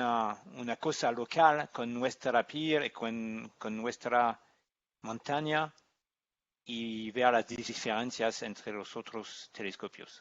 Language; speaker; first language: Spanish; non-native, learner; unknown